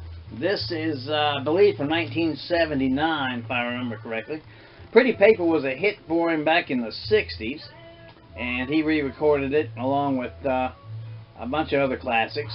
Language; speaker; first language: English; native; English